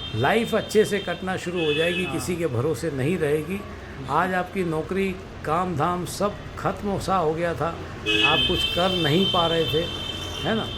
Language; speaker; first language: Hindi; native; Hindi